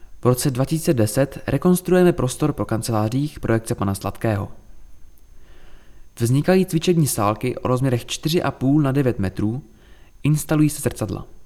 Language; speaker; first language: Czech; native; Czech